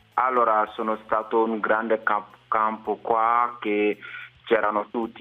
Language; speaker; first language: Italian; non-native, fluent; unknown